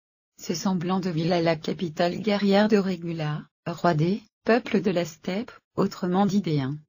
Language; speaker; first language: French; native; French